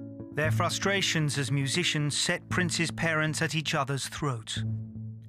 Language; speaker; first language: English; native; English